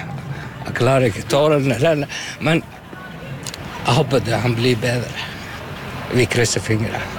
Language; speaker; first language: Norwegian; non-native, learner; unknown